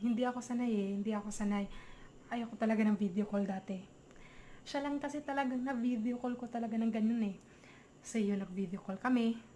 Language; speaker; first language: Filipino; non-native, local second language; Cebuano